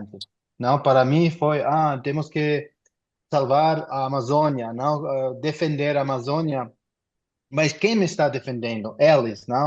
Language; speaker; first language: Portuguese; non-native, fluent; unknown